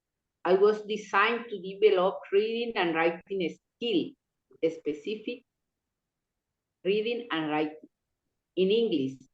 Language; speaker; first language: English; non-native, local second language; Spanish